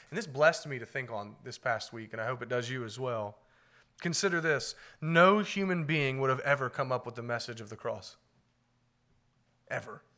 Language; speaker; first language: English; native; English